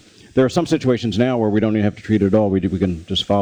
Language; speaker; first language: English; native; English